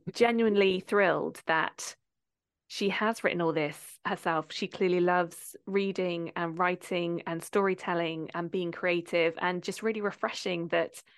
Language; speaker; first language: English; native; English